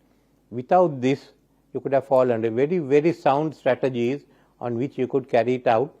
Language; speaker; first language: English; non-native, local second language; Sinhala